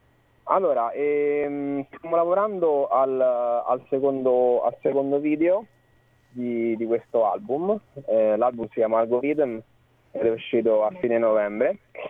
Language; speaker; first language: Italian; native; Italian